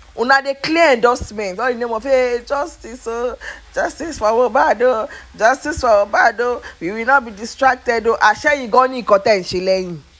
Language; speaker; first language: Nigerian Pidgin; non-native, local second language; Yoruba